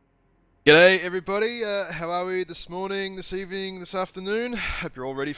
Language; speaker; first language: English; native; English